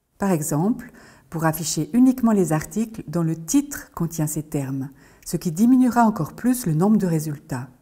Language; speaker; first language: French; native; French